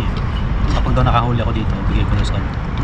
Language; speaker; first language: Filipino; native; Filipino